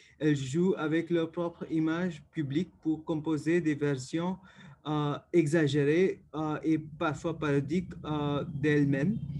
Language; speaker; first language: French; non-native, fluent; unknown